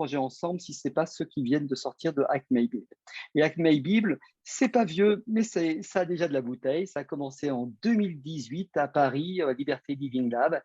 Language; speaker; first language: French; native; French